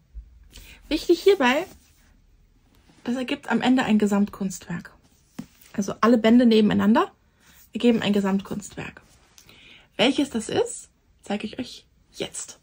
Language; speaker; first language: German; native; German